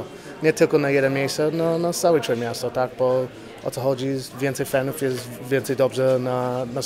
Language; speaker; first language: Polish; non-native, learner; English